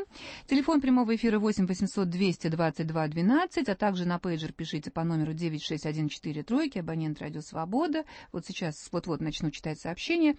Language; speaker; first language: Russian; native; Russian